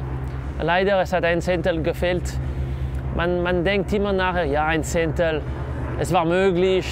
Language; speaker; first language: German; non-native, local second language; French